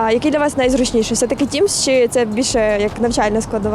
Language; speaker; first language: Ukrainian; native; Ukrainian